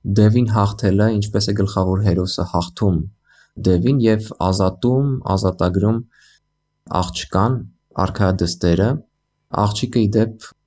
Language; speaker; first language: Armenian; native; Armenian